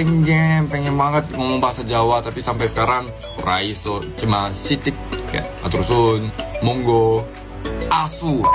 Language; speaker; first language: Indonesian; non-native, fluent; Japanese